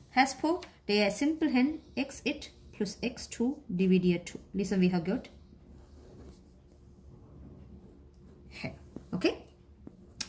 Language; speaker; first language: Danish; non-native, fluent; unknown